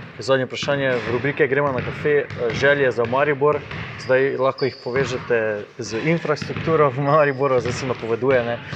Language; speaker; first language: Slovenian; native; Slovenian